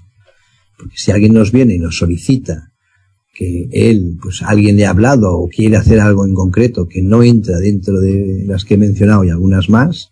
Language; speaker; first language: Spanish; native; Spanish